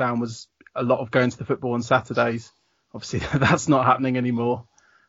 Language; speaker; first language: English; native; English